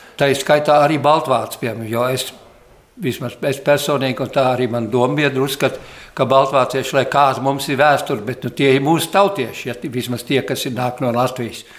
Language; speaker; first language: Latvian; early bilingual, heritage; Latvian